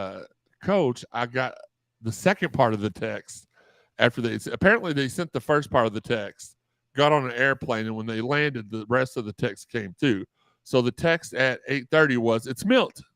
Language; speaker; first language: English; native; English